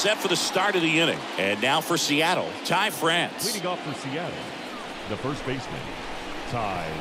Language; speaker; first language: English; native; English